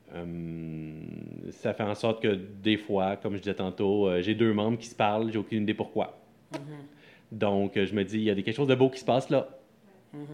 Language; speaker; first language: French; native; French